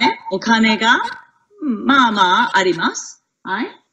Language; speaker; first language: Japanese; non-native, fluent; English